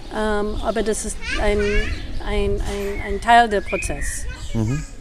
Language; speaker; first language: German; non-native, fluent; English